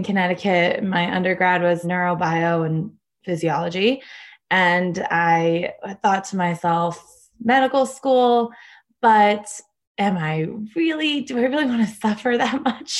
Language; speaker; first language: English; native; English